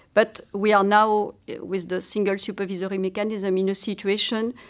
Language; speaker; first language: English; non-native, fluent; French